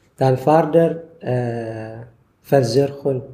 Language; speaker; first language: Dutch; non-native, fluent; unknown